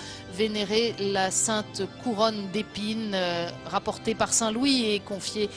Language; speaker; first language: French; native; French